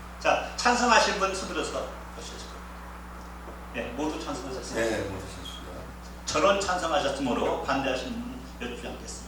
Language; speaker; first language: Korean; native; Korean